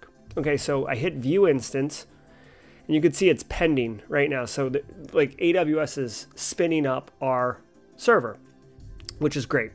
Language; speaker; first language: English; native; English